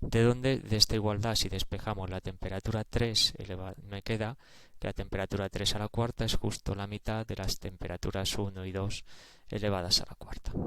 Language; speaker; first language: Spanish; native; Spanish